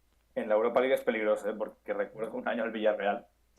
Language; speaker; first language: Spanish; native; Spanish